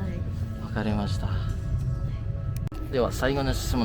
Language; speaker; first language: Japanese; non-native, learner; Filipino